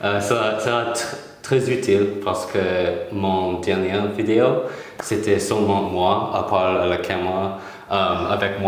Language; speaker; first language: French; non-native, learner; English